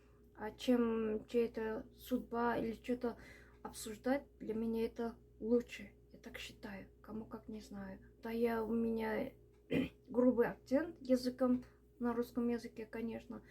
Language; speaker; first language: Russian; non-native, local second language; Uzbek